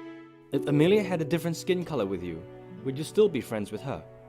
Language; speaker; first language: English; non-native, local second language; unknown